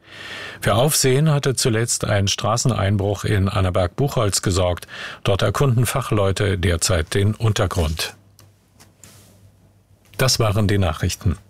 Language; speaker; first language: German; native; German